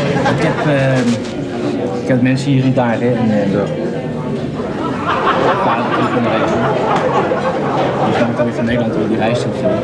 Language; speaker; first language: Dutch; native; Dutch